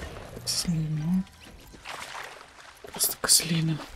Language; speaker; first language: Russian; native; Russian